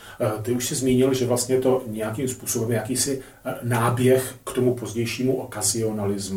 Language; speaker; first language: Czech; native; Czech